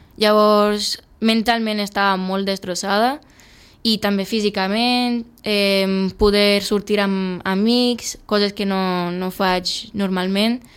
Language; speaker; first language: Catalan; early bilingual, other home language; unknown